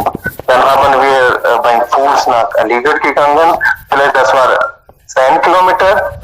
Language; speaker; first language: German; non-native, learner; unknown